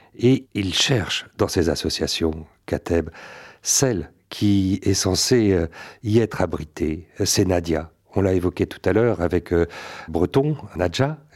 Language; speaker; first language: French; native; French